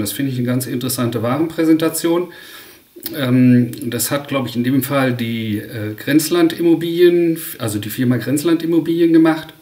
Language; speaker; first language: German; native; German